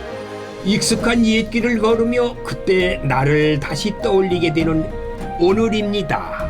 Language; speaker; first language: Korean; native; Korean